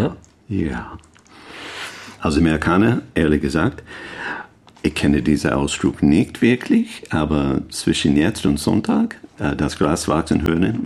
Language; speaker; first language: German; non-native, learner; English